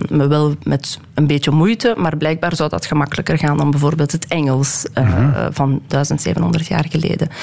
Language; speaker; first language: Dutch; early bilingual, other home language; Persian